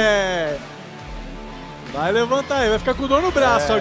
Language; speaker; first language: Portuguese; native; Portuguese